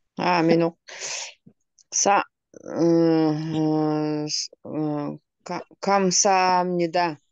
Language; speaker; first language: Korean; non-native, learner; Kyrgyz